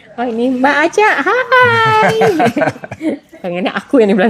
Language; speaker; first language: Indonesian; native; Indonesian